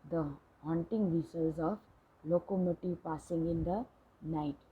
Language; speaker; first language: English; non-native, local second language; Gujarati